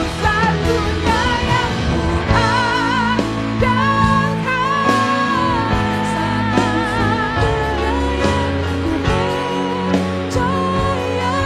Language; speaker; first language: Indonesian; native; Indonesian